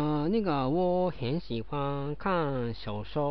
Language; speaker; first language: Chinese; non-native, learner; Japanese